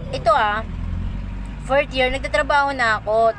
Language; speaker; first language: Filipino; native; Filipino